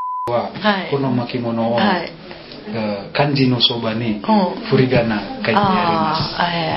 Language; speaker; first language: Japanese; non-native, learner; Indonesian